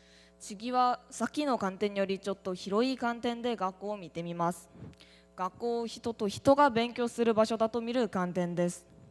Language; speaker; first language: Japanese; non-native, learner; Korean